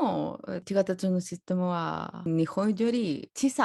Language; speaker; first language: Japanese; non-native, learner; Spanish